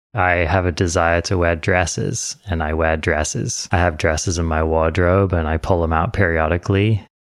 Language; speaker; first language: English; native; English